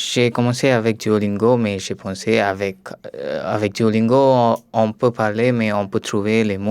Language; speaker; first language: French; non-native, learner; Tamil